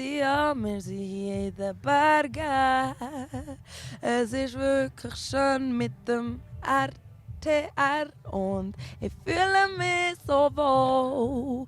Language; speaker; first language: German; early bilingual, other home language; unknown